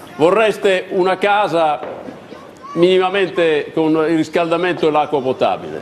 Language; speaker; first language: Italian; native; Italian